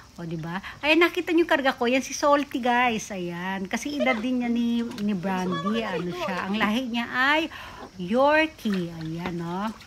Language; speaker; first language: Filipino; native; Filipino